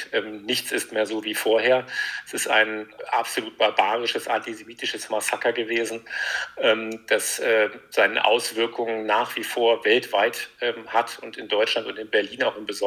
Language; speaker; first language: German; native; German